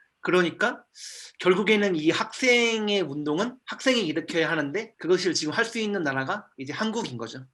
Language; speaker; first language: Korean; native; Korean